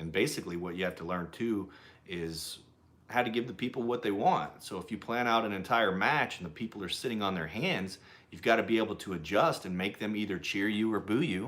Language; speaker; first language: English; native; English